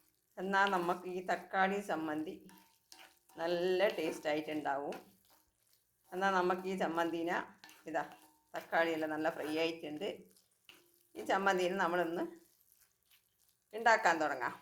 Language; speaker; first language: Malayalam; native; Malayalam